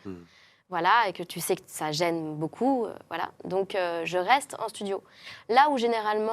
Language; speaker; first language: French; native; French